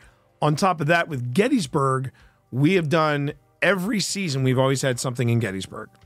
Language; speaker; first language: English; native; English